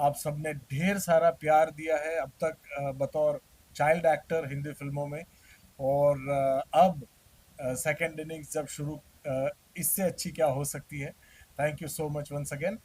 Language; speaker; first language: Hindi; native; Hindi